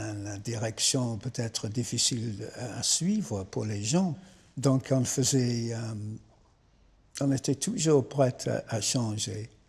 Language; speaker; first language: French; non-native, fluent; English